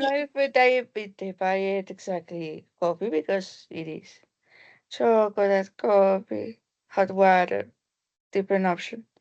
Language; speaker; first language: English; non-native, learner; Spanish